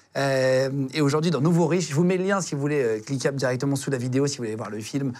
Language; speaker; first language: French; native; French